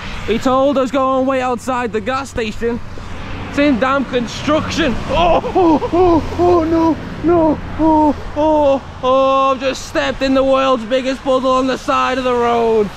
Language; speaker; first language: English; native; English